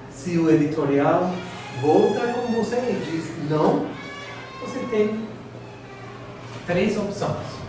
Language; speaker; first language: Portuguese; non-native, fluent; English